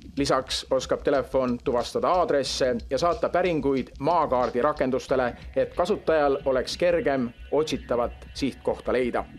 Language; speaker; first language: Estonian; native; Estonian